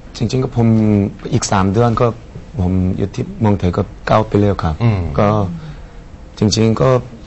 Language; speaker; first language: Thai; non-native, learner; Korean